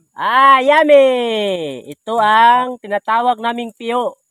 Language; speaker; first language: Filipino; non-native, local second language; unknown